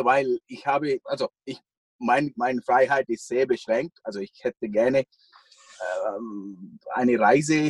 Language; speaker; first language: German; non-native, fluent; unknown